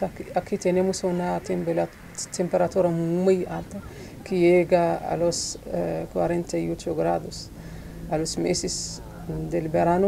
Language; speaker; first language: Spanish; non-native, local second language; Arabic